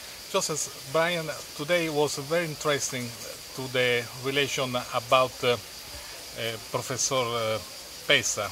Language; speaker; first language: English; non-native, learner; Italian